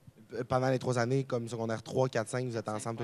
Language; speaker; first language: French; native; French